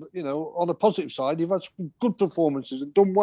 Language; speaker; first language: English; native; English